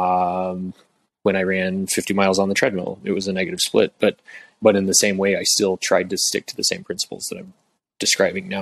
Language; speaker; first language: English; native; English